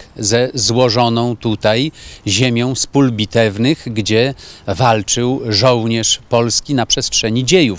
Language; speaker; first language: Polish; native; Polish